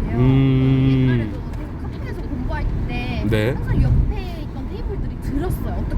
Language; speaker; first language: Korean; non-native, learner; Turkish